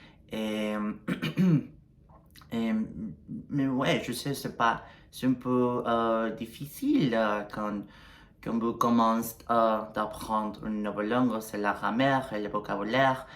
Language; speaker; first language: French; non-native, learner; Spanish